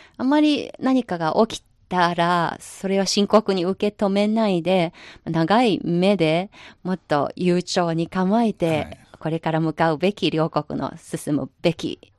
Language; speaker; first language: Japanese; non-native, fluent; Chinese